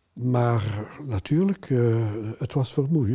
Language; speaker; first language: Dutch; non-native, local second language; French